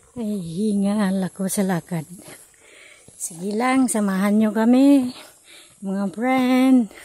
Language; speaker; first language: Filipino; non-native, local second language; Cebuano